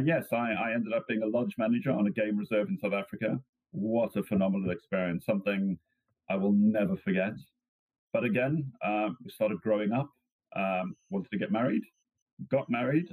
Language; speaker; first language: English; native; English